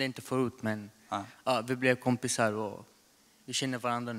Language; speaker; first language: Swedish; non-native, learner; Arabic